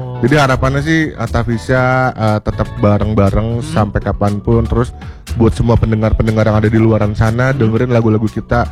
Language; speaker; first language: Indonesian; native; Indonesian